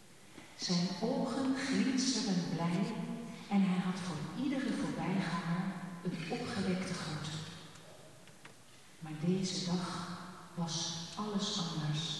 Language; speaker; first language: Dutch; native; Dutch